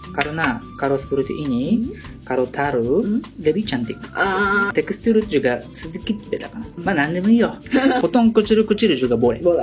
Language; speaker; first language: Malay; non-native, learner; Japanese